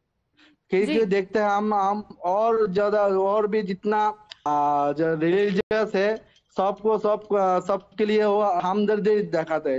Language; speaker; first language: Hindi; non-native, learner; Bangla